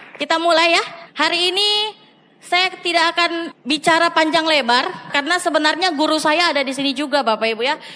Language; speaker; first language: Indonesian; native; Indonesian